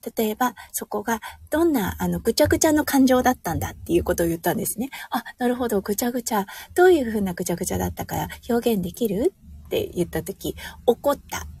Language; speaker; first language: Japanese; native; Japanese